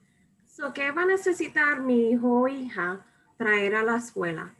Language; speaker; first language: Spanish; early bilingual, other home language; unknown